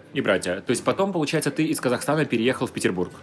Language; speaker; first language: Russian; native; Russian